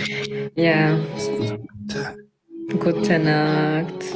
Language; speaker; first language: German; non-native, learner; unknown